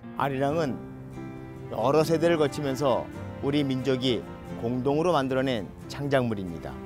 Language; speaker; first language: Korean; native; Korean